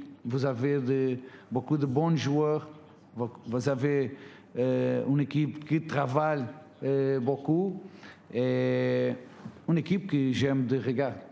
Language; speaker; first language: French; non-native, fluent; Portuguese